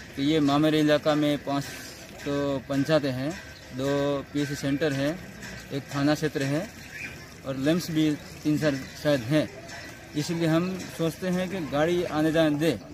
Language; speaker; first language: Hindi; non-native, local second language; Gujarati